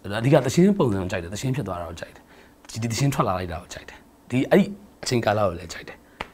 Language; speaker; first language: Burmese; native; Burmese